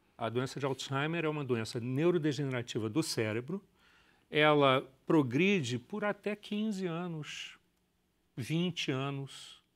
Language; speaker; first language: Portuguese; native; Portuguese